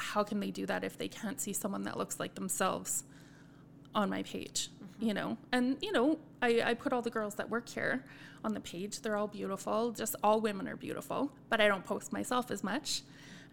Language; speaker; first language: English; native; English